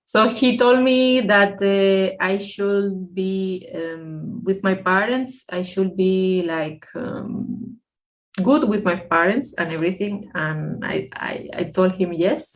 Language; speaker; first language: English; non-native, fluent; Spanish